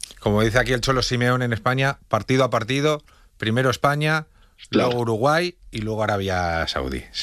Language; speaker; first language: Spanish; native; Spanish